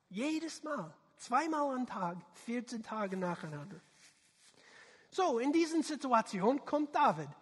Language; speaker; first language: German; non-native, learner; English